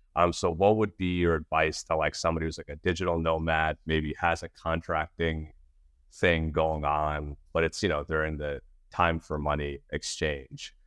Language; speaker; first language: English; native; English